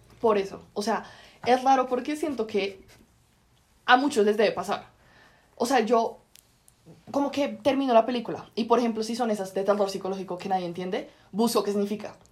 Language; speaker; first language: Spanish; native; Spanish